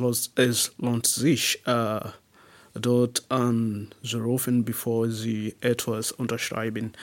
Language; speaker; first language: German; non-native, learner; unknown